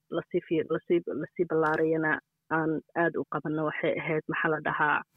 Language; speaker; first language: Somali; early bilingual, heritage; Somali